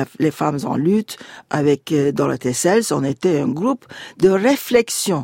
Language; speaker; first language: French; non-native, fluent; Turkish